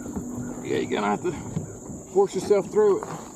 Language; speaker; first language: English; native; English